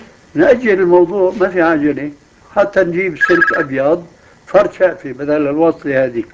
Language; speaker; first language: Arabic; native; Arabic